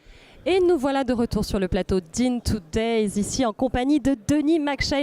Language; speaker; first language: French; native; French